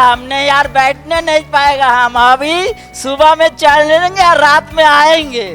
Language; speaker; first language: Hindi; non-native, local second language; Bangla